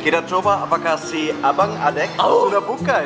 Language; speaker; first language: Indonesian; non-native, fluent; German